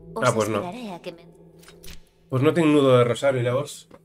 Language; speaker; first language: Spanish; non-native, local second language; Catalan